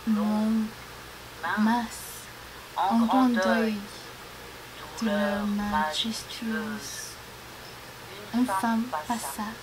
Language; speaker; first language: French; non-native, learner; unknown